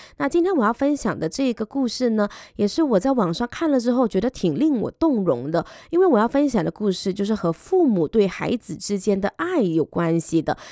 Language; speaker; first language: Chinese; native; Chinese